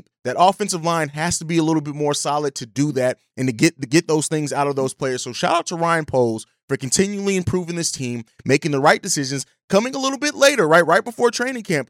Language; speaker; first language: English; native; English